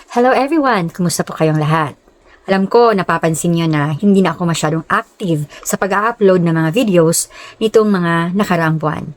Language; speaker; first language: Filipino; non-native, local second language; Cebuano